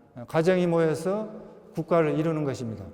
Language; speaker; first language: Korean; native; Korean